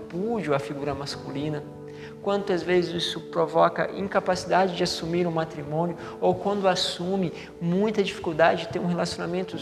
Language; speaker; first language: Portuguese; native; Portuguese